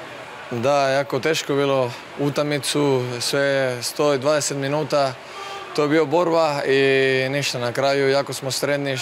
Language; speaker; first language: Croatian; non-native, fluent; Spanish